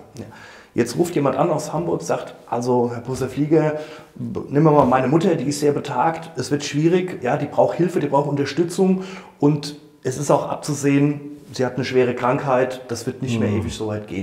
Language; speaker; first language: German; native; German